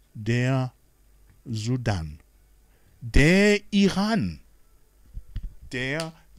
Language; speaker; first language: German; non-native, learner; Rundi